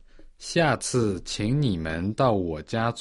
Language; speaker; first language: Chinese; non-native, learner; Portuguese